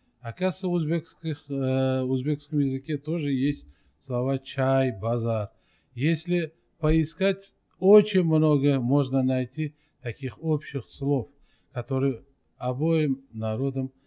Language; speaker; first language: Russian; non-native, local second language; Uzbek